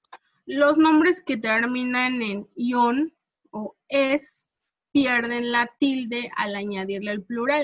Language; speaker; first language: Spanish; non-native, fluent; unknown